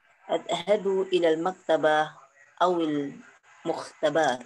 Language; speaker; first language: Arabic; non-native, learner; Indonesian